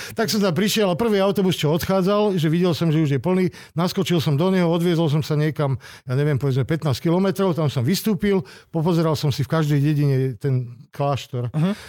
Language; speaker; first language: Slovak; non-native, local second language; Hungarian